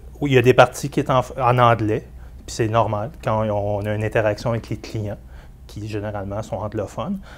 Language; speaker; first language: French; native; French